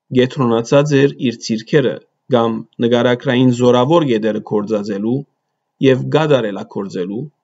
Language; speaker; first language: Armenian; early bilingual, heritage; Armenian